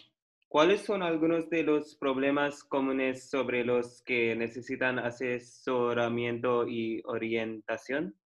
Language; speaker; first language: Spanish; non-native, learner; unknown